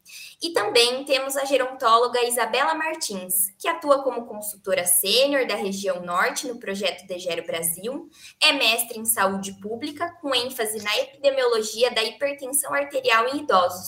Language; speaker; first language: Portuguese; native; Portuguese